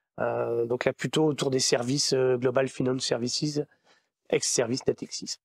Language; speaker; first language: French; native; French